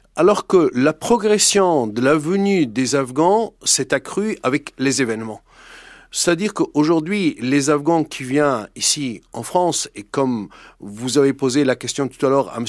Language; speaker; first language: French; non-native, fluent; Persian